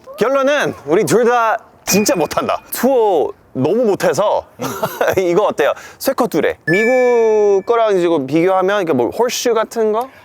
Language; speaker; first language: Korean; non-native, fluent; English